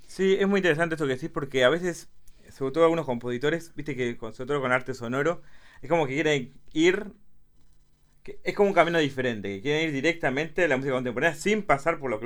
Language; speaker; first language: Spanish; native; Spanish